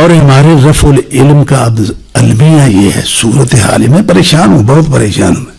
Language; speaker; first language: Urdu; non-native, local second language; Punjabi